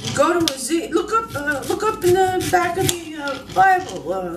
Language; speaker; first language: English; native; English